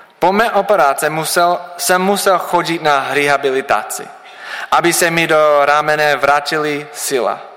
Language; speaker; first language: Czech; non-native, learner; English